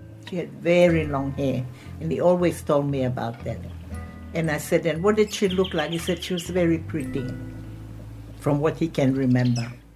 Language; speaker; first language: English; early bilingual, other home language; German